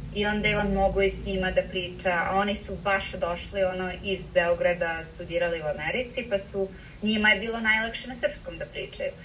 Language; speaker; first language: Serbian; early bilingual, heritage; Serbian